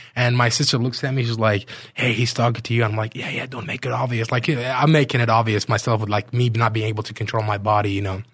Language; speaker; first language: English; non-native, fluent; Arabic